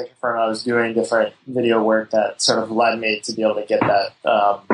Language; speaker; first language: English; native; English